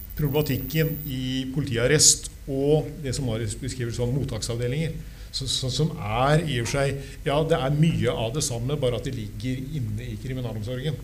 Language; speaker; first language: Norwegian; native; Norwegian